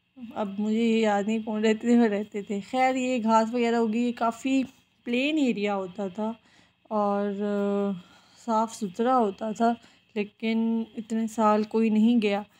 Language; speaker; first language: Urdu; native; Urdu